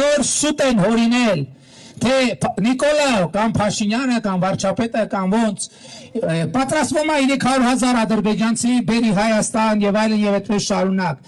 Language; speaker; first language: Armenian; native; Armenian